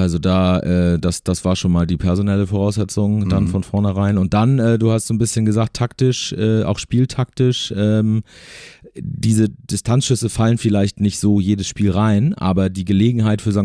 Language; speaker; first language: German; native; German